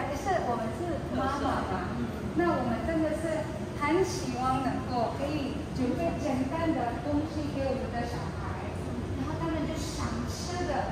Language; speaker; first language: Chinese; non-native, fluent; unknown